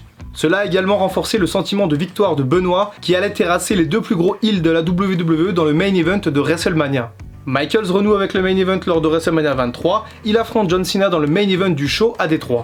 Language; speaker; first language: French; native; French